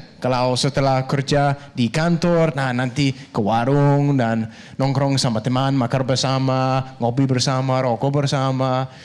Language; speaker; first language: Indonesian; non-native, fluent; Danish